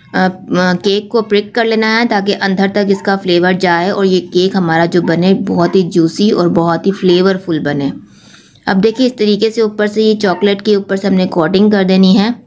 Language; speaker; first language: Urdu; native; Urdu